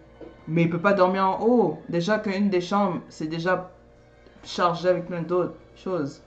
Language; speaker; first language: French; native; French